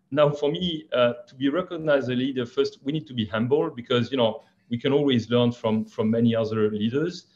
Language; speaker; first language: English; non-native, fluent; French